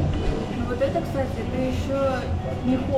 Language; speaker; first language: Russian; native; Russian